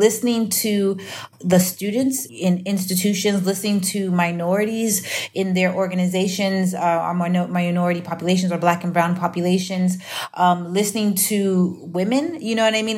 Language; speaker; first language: English; native; English